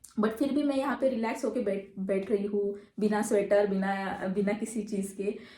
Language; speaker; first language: Hindi; non-native, local second language; Marathi